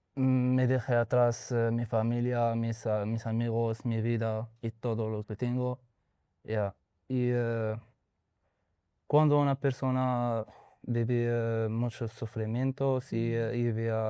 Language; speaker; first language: Spanish; non-native, learner; Arabic